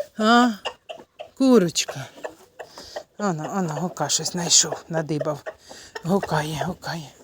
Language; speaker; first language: Ukrainian; non-native, local second language; Russian